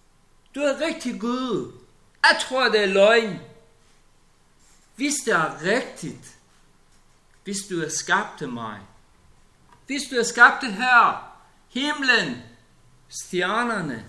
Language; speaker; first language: Danish; non-native, learner; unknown